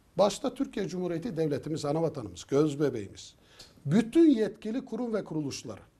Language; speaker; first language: Turkish; native; Turkish